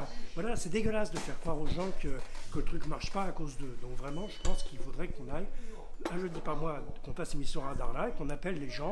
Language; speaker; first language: French; native; French